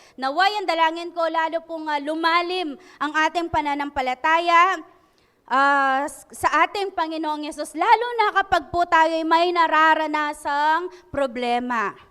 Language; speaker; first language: Filipino; non-native, local second language; Pampanga